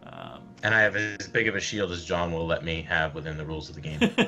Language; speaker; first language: English; native; English